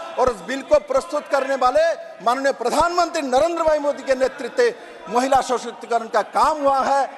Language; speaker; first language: Hindi; non-native, local second language; Bangla